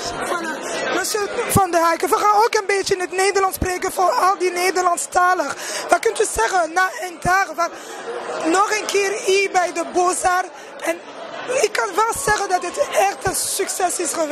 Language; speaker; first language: Dutch; non-native, fluent; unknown